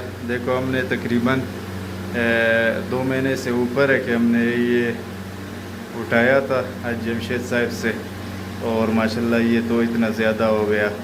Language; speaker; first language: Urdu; non-native, local second language; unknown